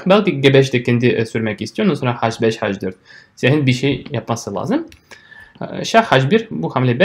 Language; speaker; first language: Turkish; non-native, fluent; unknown